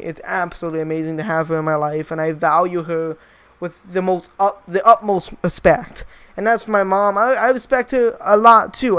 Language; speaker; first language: English; native; English